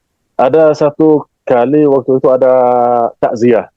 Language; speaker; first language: Indonesian; non-native, fluent; Arabic